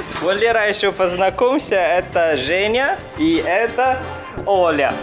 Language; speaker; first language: Russian; non-native, fluent; Chinese